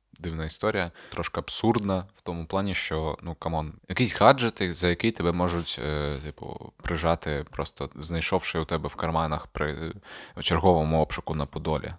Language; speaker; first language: Ukrainian; non-native, local second language; Russian